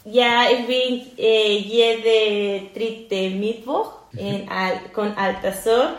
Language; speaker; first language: German; non-native, learner; Spanish